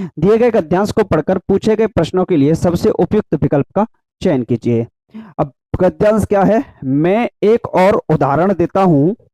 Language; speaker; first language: Hindi; native; Hindi